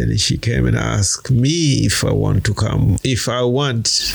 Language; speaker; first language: English; non-native, local second language; Swahili